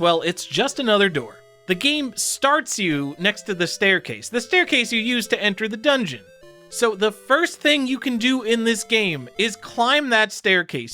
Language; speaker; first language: English; native; English